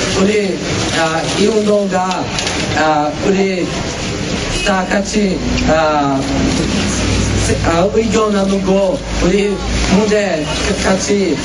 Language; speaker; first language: Korean; non-native, learner; Portuguese